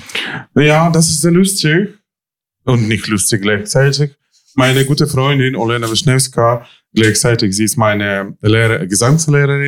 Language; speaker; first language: German; non-native, learner; Ukrainian